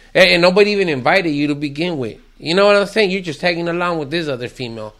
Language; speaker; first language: English; early bilingual, other home language; Spanish